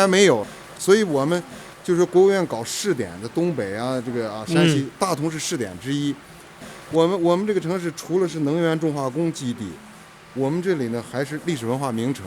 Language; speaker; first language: Chinese; native; Chinese